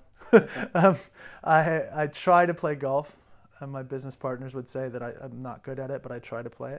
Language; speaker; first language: English; native; English